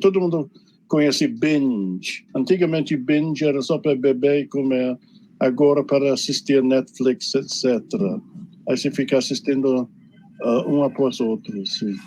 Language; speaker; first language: Portuguese; non-native, fluent; English